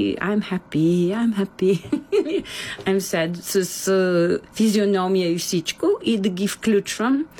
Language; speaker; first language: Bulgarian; non-native, fluent; English